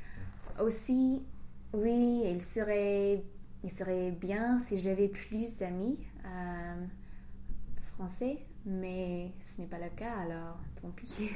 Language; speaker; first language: French; non-native, fluent; English